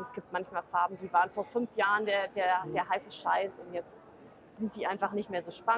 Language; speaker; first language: German; native; German